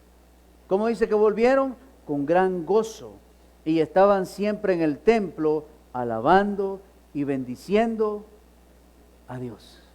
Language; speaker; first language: Spanish; native; Spanish